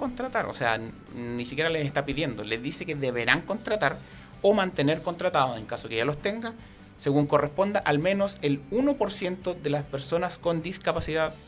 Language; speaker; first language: Spanish; native; Spanish